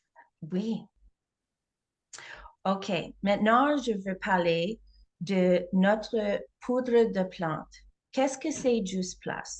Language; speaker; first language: French; non-native, fluent; English